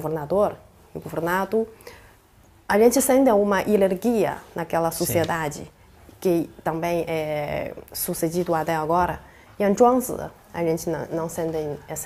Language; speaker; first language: Portuguese; non-native, fluent; Chinese